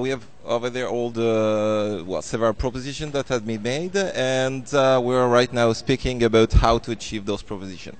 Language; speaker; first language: English; non-native, fluent; French